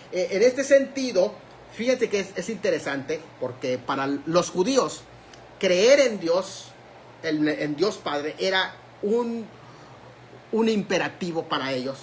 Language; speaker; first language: Spanish; native; Spanish